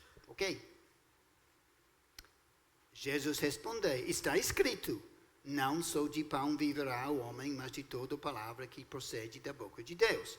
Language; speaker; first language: Portuguese; non-native, fluent; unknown